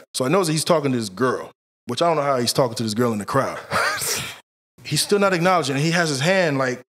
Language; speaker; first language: English; native; English